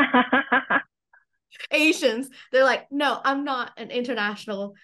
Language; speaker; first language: English; native; English